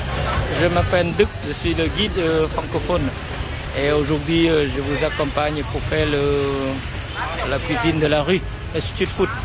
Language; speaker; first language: French; non-native, fluent; Vietnamese